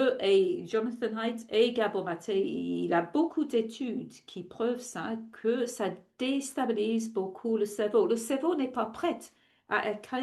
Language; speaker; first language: French; non-native, fluent; English